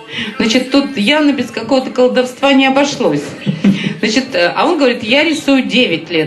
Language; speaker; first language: Russian; native; Russian